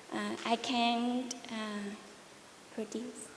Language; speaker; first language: English; non-native, learner; Vietnamese